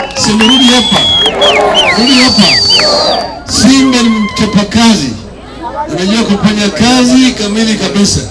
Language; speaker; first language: Swahili; non-native, local second language; Gusii